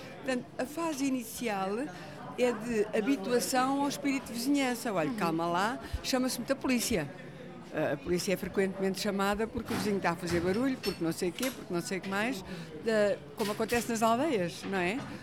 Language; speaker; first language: Portuguese; native; Portuguese